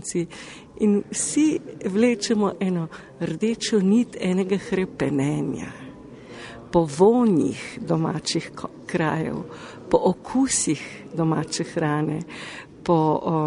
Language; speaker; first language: Slovenian; early bilingual, other home language; Macedonian